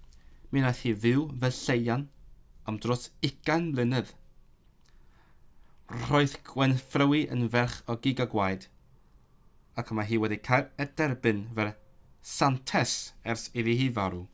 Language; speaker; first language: Welsh; non-native, learner; Cantonese